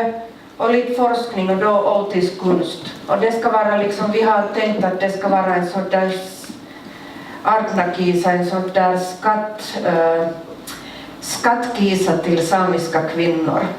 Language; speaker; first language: Swedish; non-native, local second language; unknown